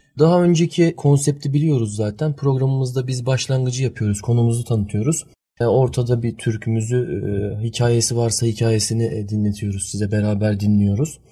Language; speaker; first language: Turkish; early bilingual, heritage; Turkish